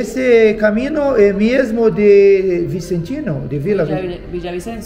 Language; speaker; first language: Spanish; non-native, learner; Portuguese